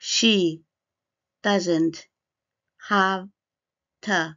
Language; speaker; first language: English; non-native, fluent; Chinese